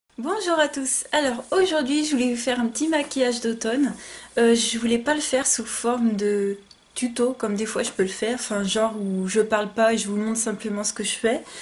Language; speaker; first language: French; native; French